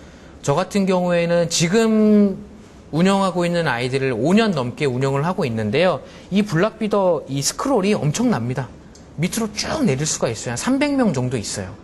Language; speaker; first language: Korean; native; Korean